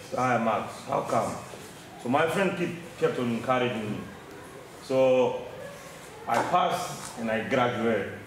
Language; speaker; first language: English; non-native, fluent; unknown